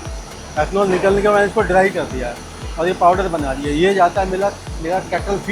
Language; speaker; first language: Hindi; native; Hindi